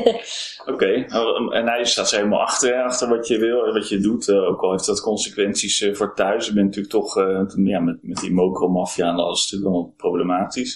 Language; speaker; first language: Dutch; native; Dutch